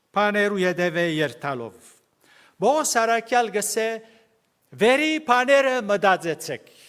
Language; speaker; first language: Armenian; early bilingual, heritage; Armenian